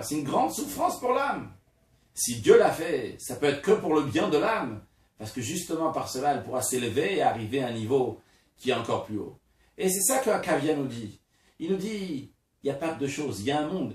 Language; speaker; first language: French; native; French